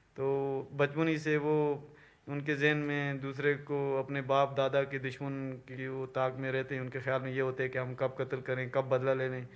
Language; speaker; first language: Urdu; non-native, local second language; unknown